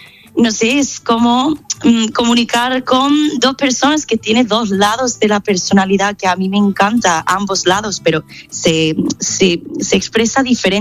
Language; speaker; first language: Spanish; non-native, fluent; English